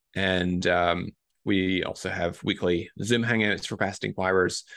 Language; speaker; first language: English; native; English